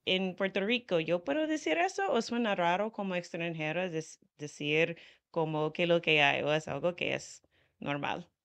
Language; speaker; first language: Spanish; non-native, fluent; English